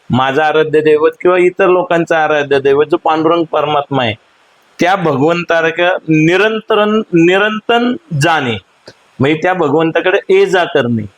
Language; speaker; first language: Marathi; native; Marathi